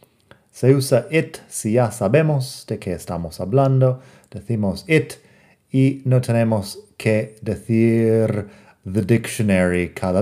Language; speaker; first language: Spanish; non-native, fluent; English